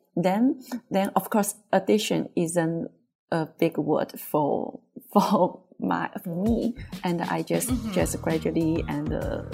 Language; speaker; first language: English; non-native, fluent; Chinese